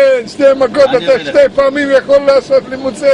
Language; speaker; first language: Hebrew; non-native, learner; Russian